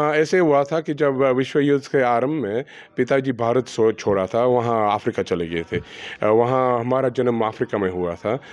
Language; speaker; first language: Hindi; non-native, fluent; Gujarati